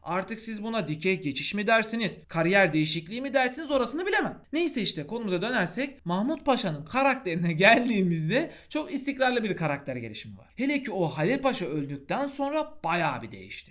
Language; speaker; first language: Turkish; native; Turkish